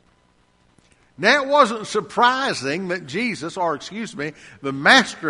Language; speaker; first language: English; native; English